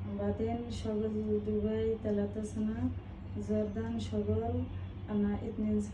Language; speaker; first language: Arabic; non-native, learner; Bangla